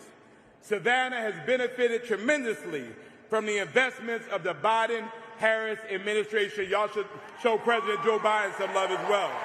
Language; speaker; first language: English; native; English